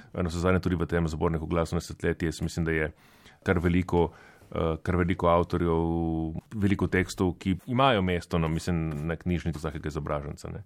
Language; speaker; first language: Slovenian; native; Slovenian